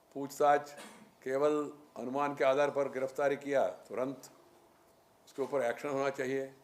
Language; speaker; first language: Hindi; non-native, local second language; Telugu